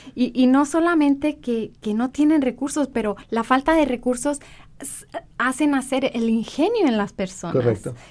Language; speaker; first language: Spanish; native; Spanish